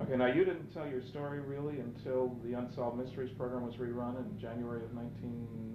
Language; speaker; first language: English; native; English